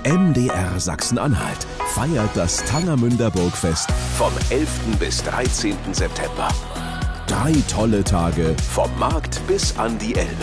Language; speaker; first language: German; native; German